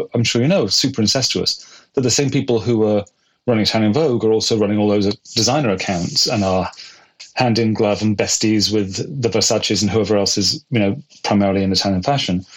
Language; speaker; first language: English; native; English